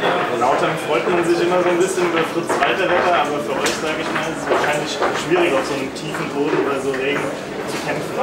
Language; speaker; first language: German; native; German